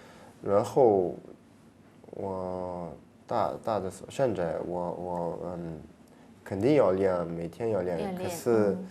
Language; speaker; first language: Chinese; early bilingual, heritage; French